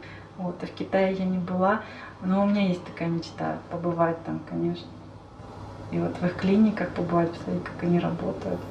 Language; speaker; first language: Russian; native; Russian